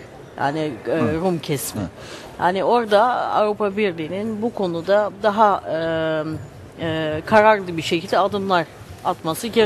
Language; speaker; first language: Turkish; early bilingual, heritage; Turkish